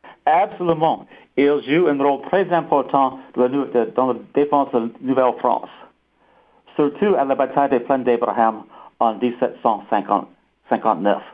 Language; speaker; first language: French; non-native, fluent; English